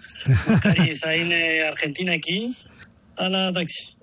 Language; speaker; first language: Greek; non-native, learner; Spanish